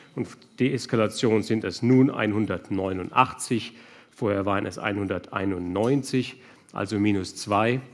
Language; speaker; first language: German; native; German